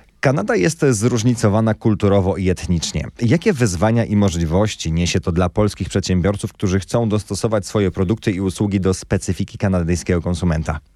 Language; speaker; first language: Polish; native; Polish